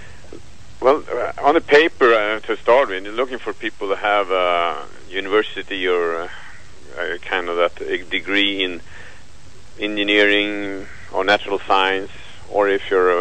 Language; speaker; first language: English; non-native, fluent; Swedish